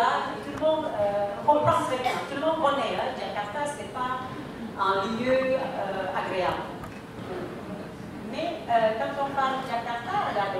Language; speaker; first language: French; non-native, fluent; Indonesian